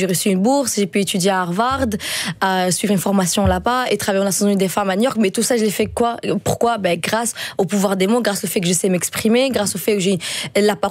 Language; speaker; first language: French; non-native, fluent; Dutch